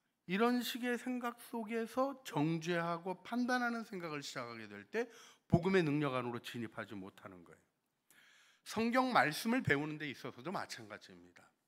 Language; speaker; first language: Korean; native; Korean